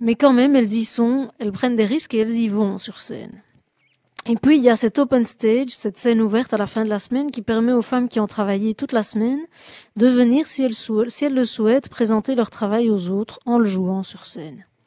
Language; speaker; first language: French; native; French